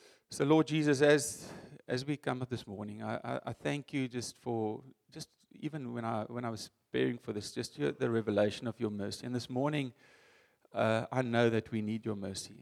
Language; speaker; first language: English; non-native, local second language; Afrikaans